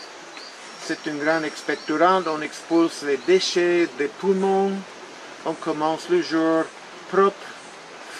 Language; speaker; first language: French; non-native, fluent; Spanish